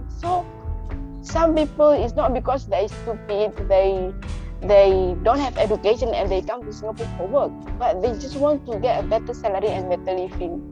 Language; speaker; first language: English; non-native, local second language; Indonesian